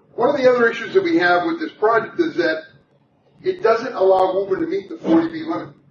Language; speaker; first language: English; native; English